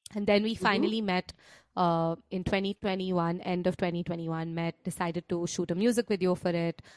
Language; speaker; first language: English; non-native, local second language; Hindi